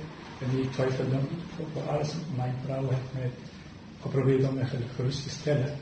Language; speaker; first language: Dutch; non-native, fluent; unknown